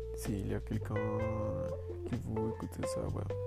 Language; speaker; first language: French; non-native, learner; Spanish